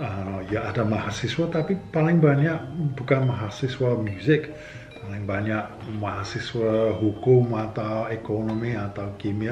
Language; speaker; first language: Indonesian; non-native, fluent; English